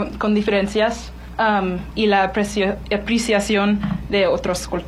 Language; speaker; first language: Spanish; non-native, learner; English